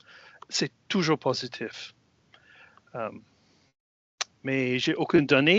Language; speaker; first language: French; non-native, fluent; English